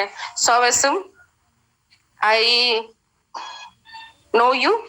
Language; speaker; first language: English; non-native, learner; Indonesian